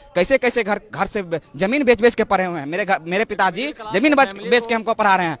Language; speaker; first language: Hindi; native; Hindi